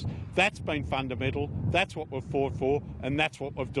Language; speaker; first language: English; native; English